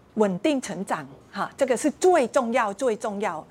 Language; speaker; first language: Chinese; non-native, fluent; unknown